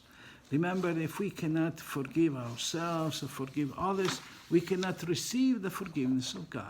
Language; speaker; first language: English; non-native, fluent; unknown